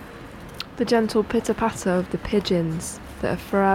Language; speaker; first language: English; native; English